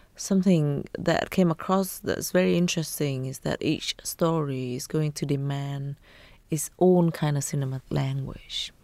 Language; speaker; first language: English; non-native, fluent; Vietnamese